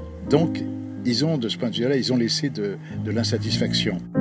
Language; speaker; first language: French; native; French